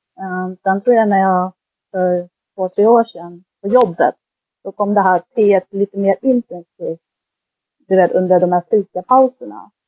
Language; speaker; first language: Swedish; early bilingual, other home language; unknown